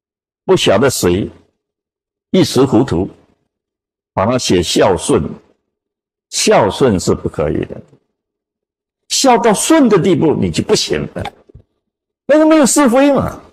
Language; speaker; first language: Chinese; native; Chinese